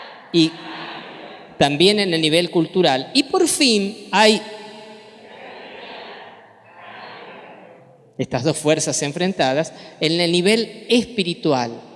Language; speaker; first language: Spanish; native; Spanish